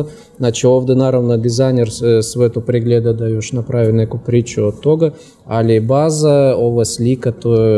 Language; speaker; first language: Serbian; non-native, fluent; Russian